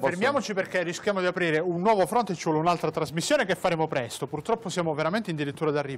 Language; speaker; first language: Italian; native; Italian